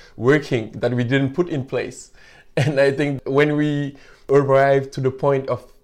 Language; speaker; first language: English; non-native, fluent; Wolof